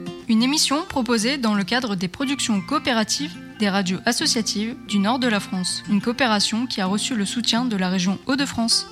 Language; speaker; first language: French; native; French